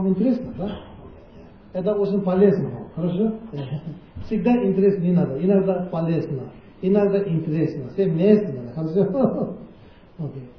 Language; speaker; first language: Russian; non-native, learner; Tibetan